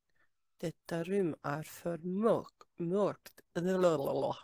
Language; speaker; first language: Swedish; non-native, learner; English